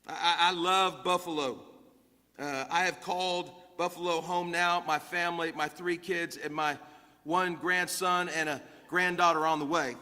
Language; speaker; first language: English; native; English